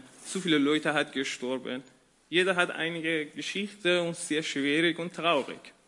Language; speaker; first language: German; non-native, learner; Persian